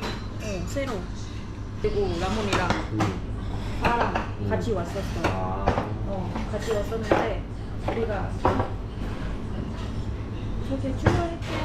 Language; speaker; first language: Korean; non-native, learner; Thai